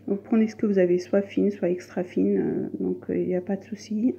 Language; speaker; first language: French; non-native, local second language; Arabic